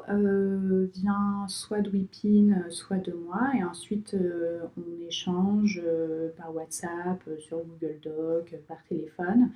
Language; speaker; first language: French; native; French